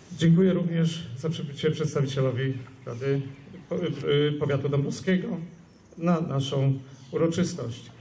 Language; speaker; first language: Polish; native; Polish